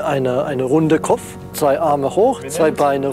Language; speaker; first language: German; non-native, fluent; English